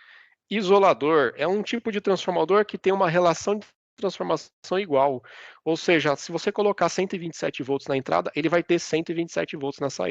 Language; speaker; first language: Portuguese; native; Portuguese